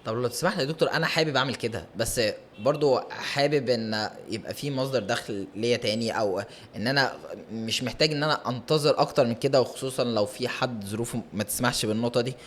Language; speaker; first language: Arabic; native; Arabic